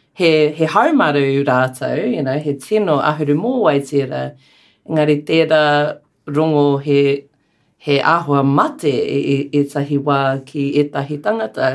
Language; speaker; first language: Māori; non-native, learner; English